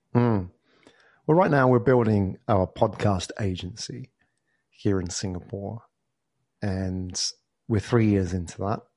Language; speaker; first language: English; native; English